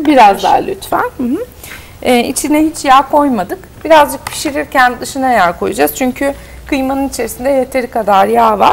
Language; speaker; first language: Turkish; native; Turkish